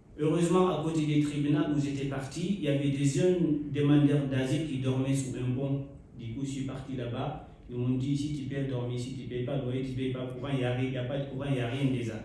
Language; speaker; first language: French; non-native, local second language; Fula